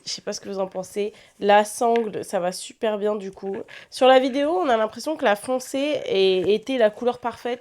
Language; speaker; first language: French; native; French